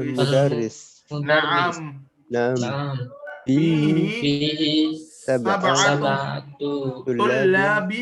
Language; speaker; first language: Arabic; non-native, learner; Indonesian